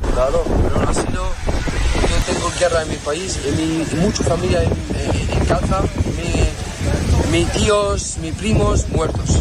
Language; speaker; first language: Spanish; non-native, learner; Arabic